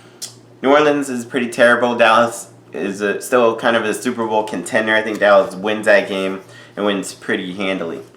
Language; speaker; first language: English; native; English